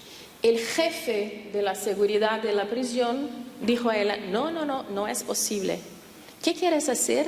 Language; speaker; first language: Spanish; non-native, fluent; Portuguese